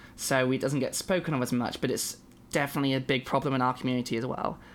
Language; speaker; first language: English; native; English